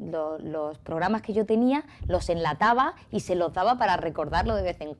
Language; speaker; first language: Spanish; native; Spanish